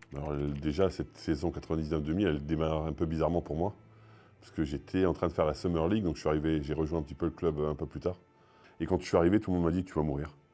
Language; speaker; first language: French; native; French